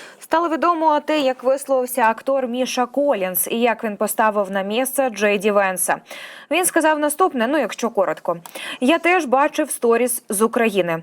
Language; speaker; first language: Ukrainian; native; Ukrainian